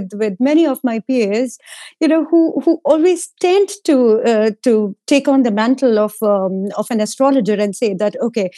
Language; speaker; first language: English; non-native, local second language; Hindi